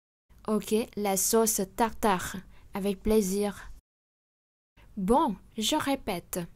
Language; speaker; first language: French; non-native, fluent; Vietnamese